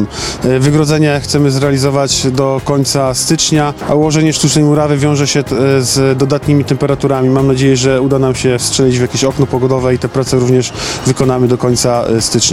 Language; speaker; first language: Polish; native; Polish